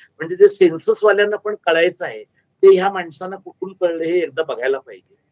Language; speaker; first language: Marathi; native; Marathi